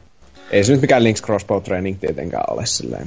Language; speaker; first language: Finnish; native; Finnish